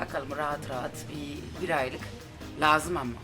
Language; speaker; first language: Turkish; early bilingual, heritage; Turkish